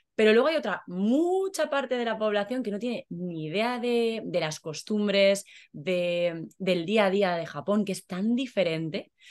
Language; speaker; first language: Spanish; native; Spanish